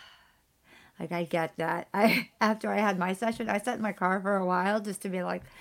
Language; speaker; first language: English; native; English